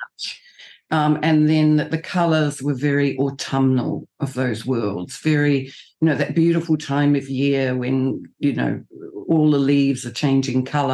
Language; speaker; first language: English; native; English